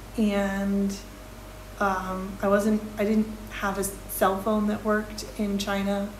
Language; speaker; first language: English; native; English